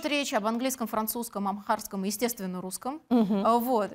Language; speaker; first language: Russian; native; Russian